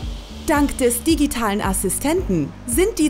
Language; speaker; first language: German; native; German